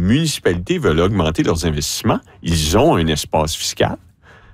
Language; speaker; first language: French; native; French